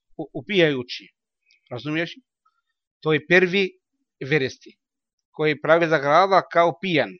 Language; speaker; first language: Bosnian; non-native, learner; Arabic